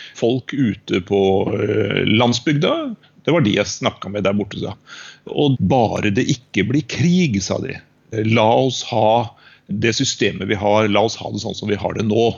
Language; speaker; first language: Norwegian; native; Norwegian